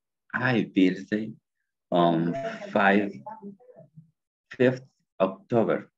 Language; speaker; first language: English; non-native, learner; Spanish